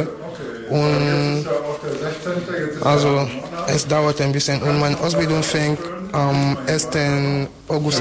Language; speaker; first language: German; non-native, fluent; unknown